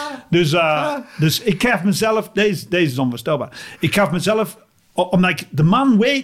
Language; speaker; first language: Dutch; non-native, fluent; English